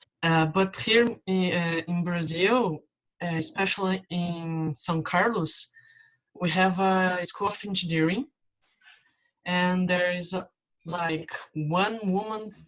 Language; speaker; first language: English; non-native, fluent; Portuguese